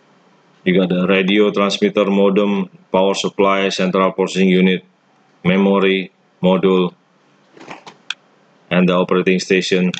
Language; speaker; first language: English; non-native, fluent; Indonesian